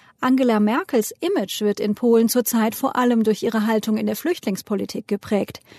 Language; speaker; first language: German; early bilingual, other home language; Turkish